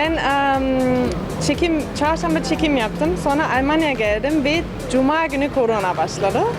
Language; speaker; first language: Turkish; non-native, fluent; German